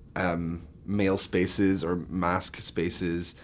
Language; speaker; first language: English; native; English